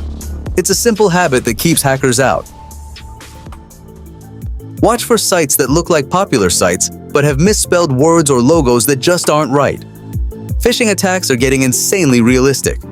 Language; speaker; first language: English; native; English